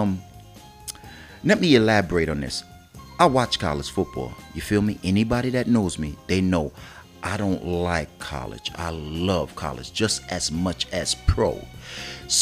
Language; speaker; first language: English; native; English